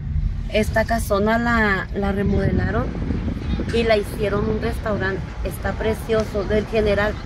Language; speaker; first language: Spanish; native; Spanish